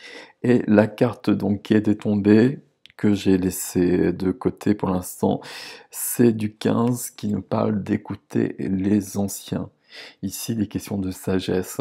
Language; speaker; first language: French; native; French